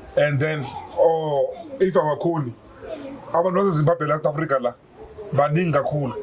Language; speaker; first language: Zulu; native; Zulu